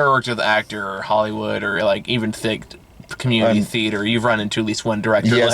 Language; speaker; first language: English; native; English